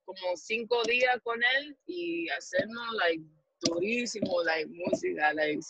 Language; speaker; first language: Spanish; early bilingual, heritage; English